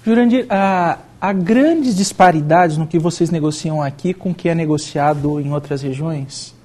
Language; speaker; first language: Portuguese; native; Portuguese